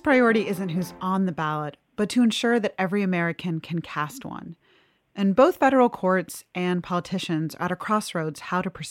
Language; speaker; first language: English; native; English